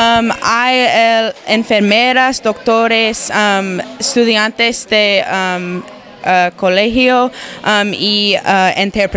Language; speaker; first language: Spanish; non-native, learner; English